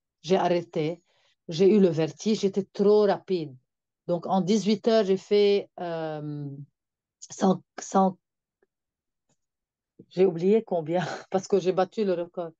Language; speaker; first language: French; non-native, local second language; Arabic